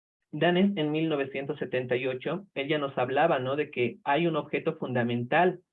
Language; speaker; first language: Spanish; native; Spanish